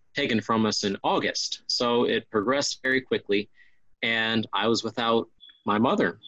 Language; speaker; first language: English; native; English